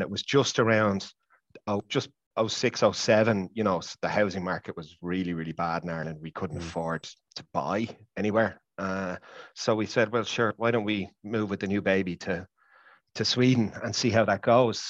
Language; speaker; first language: English; native; English